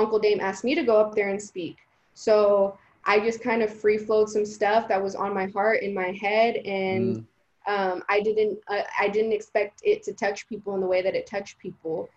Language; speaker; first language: English; early bilingual, other home language; Spanish